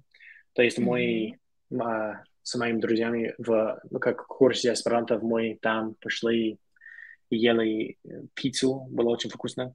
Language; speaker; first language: Russian; non-native, learner; English